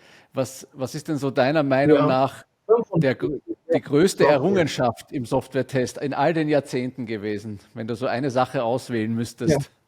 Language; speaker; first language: German; native; German